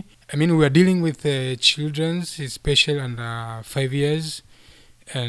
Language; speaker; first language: English; non-native, local second language; Somali